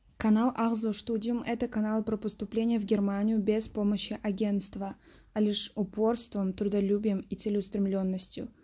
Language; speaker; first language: Russian; non-native, local second language; Uzbek